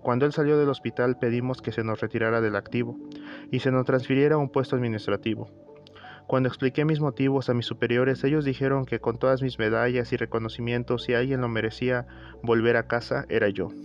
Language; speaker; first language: Spanish; native; Spanish